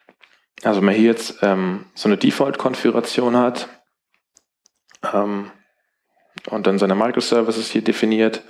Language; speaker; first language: German; native; German